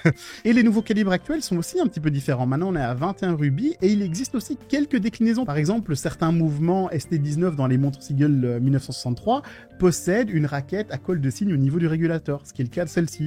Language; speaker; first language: French; native; French